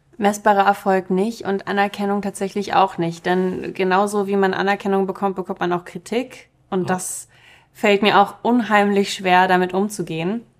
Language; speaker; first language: German; early bilingual, other home language; Russian